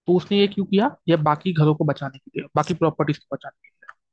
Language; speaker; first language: Hindi; non-native, local second language; Marathi